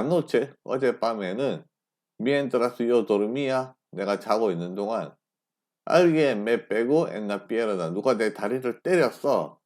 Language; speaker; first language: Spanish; non-native, fluent; Korean